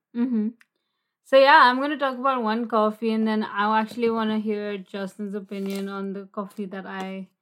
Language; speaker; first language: English; non-native, local second language; Hindi